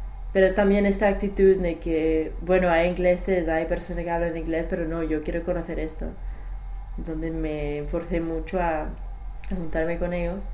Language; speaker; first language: Spanish; non-native, fluent; English